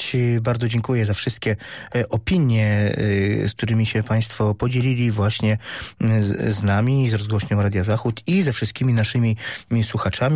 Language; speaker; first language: Polish; native; Polish